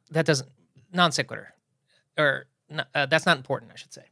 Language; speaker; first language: English; native; English